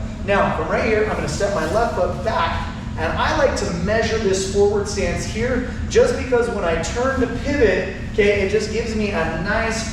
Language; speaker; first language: English; native; English